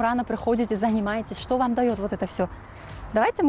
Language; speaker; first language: Russian; non-native, local second language; Uzbek